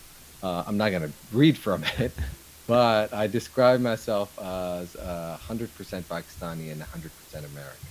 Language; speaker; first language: English; non-native, local second language; Urdu